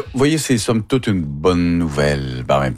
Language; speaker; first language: French; native; French